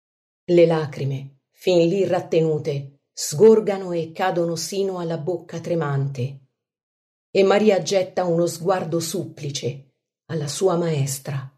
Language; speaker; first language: Italian; native; Italian